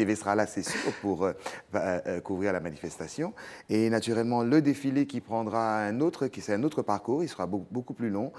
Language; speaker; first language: French; native; French